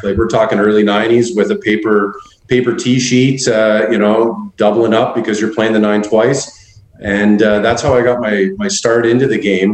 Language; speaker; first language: English; native; English